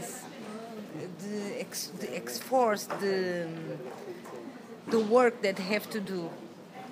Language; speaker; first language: English; non-native, learner; Portuguese